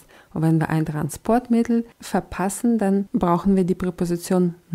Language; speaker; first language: German; non-native, fluent; Russian